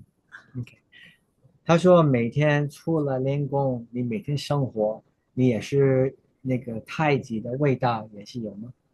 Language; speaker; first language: Chinese; early bilingual, heritage; Chinese